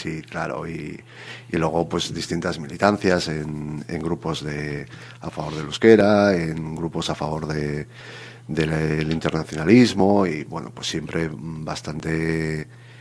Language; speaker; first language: Spanish; native; Spanish